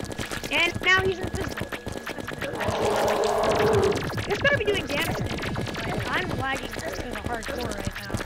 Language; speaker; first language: English; native; English